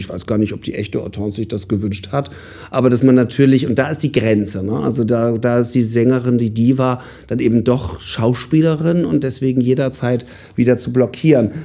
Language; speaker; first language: German; native; German